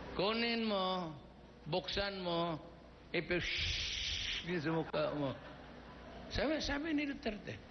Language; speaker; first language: Filipino; non-native, local second language; Cebuano